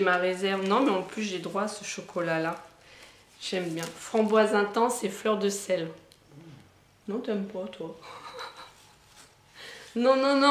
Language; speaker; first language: French; native; French